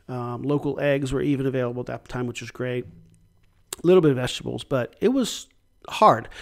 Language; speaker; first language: English; native; English